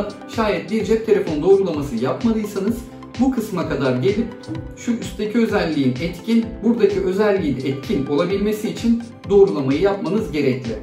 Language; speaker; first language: Turkish; native; Turkish